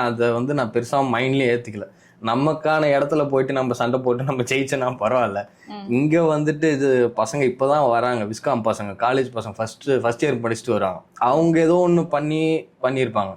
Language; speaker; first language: Tamil; native; Tamil